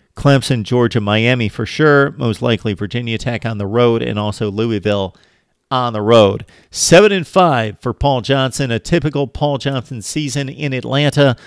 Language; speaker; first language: English; native; English